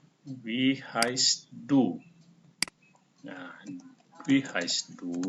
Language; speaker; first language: German; non-native, fluent; Indonesian